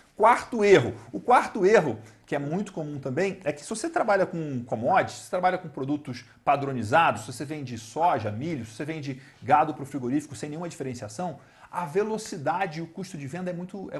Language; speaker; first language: Portuguese; native; Portuguese